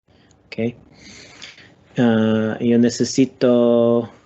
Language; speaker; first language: Spanish; non-native, learner; English